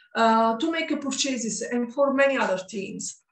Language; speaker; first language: English; non-native, learner; Italian